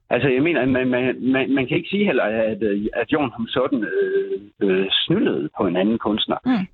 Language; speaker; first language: Danish; non-native, fluent; English